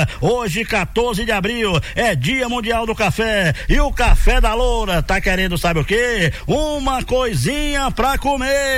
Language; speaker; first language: Portuguese; native; Portuguese